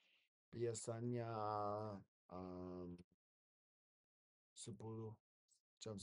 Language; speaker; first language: Indonesian; non-native, learner; English